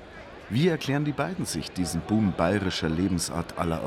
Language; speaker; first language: German; native; German